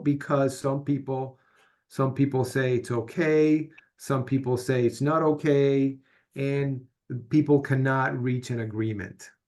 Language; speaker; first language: English; non-native, fluent; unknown